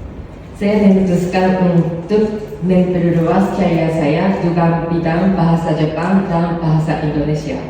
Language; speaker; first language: Indonesian; non-native, fluent; Japanese